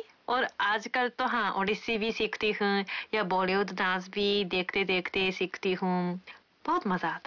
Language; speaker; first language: Hindi; non-native, fluent; Japanese